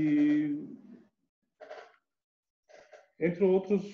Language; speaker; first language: Portuguese; non-native, learner; Turkish